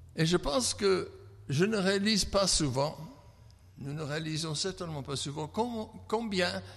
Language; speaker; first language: French; non-native, fluent; English